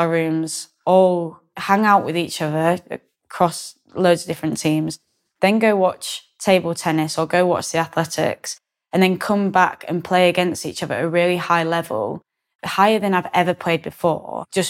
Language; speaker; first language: English; native; English